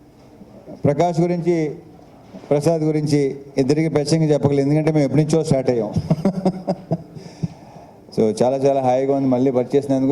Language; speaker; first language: Telugu; native; Telugu